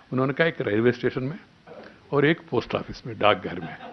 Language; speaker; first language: Hindi; non-native, local second language; Telugu